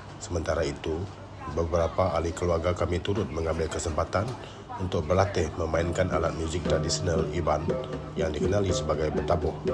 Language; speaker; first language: Malay; non-native, local second language; Iban